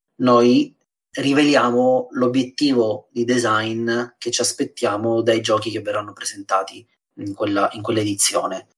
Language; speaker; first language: Italian; native; Italian